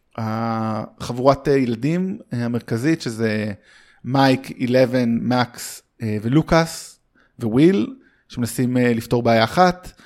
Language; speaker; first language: Hebrew; early bilingual, heritage; Hebrew